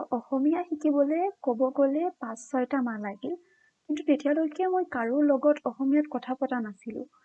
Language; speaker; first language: Assamese; non-native, fluent; Konkani